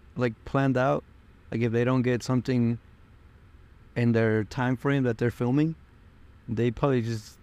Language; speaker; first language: English; early bilingual, other home language; Spanish